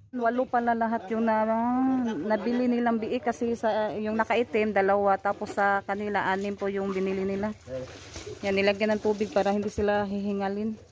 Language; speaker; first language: Filipino; non-native, local second language; Cebuano